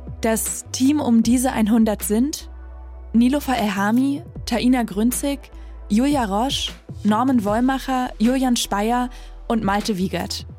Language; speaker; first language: German; native; German